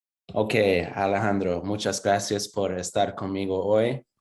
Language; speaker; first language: Spanish; non-native, fluent; English